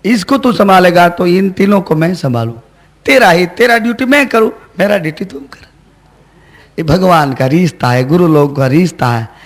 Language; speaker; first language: Hindi; non-native, local second language; Gujarati